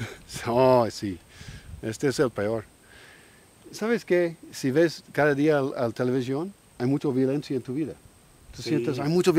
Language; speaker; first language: Spanish; non-native, learner; English